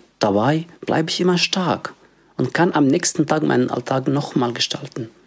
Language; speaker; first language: German; non-native, fluent; Arabic